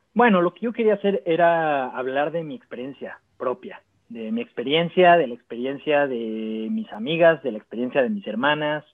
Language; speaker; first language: Spanish; native; Spanish